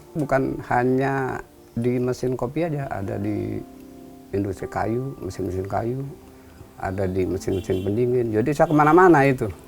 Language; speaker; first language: Indonesian; non-native, local second language; Javanese